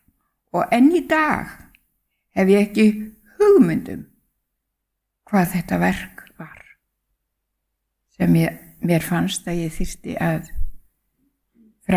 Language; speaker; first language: Icelandic; native; Icelandic